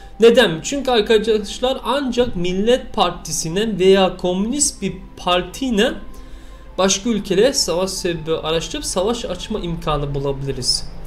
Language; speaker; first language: Turkish; early bilingual, heritage; Turkish